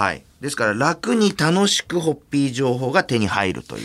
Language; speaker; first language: Japanese; native; Japanese